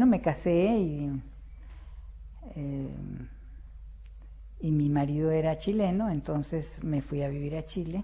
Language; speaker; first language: Spanish; early bilingual, other home language; Russian